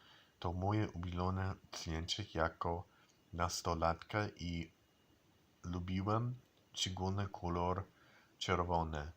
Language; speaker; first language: Polish; non-native, learner; English